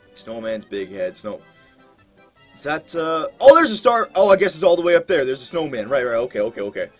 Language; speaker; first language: English; native; English